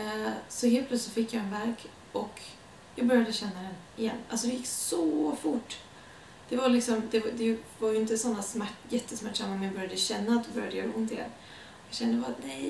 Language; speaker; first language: Swedish; native; Swedish